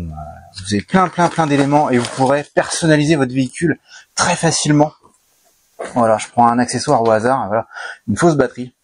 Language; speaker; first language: French; native; French